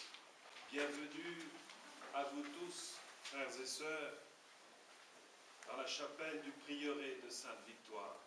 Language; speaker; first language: French; native; French